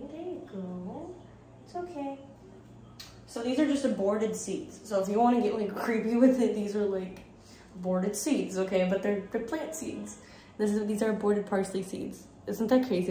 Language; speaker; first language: English; native; English